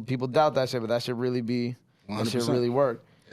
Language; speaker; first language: English; native; English